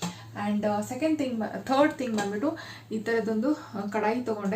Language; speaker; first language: Kannada; native; Kannada